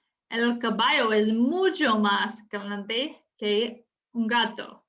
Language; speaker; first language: Spanish; non-native, fluent; English